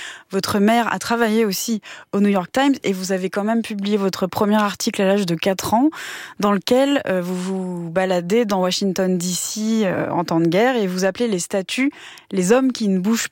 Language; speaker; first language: French; native; French